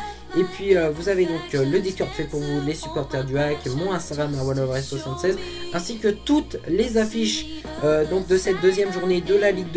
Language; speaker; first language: French; native; French